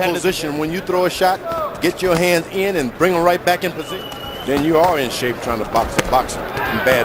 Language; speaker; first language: English; native; English